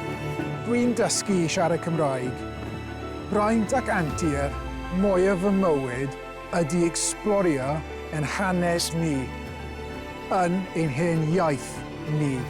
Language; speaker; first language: Welsh; non-native, local second language; English